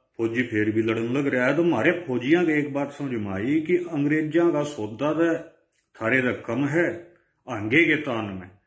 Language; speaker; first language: Hindi; native; Hindi